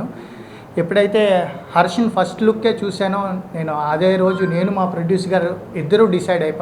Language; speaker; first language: Telugu; native; Telugu